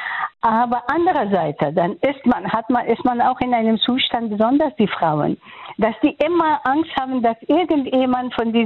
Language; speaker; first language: German; non-native, fluent; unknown